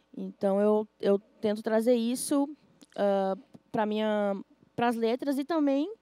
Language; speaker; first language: Portuguese; native; Portuguese